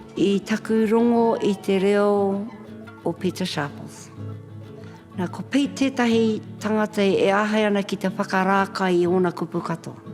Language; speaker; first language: Māori; non-native, local second language; English